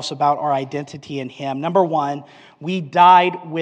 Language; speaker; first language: English; native; English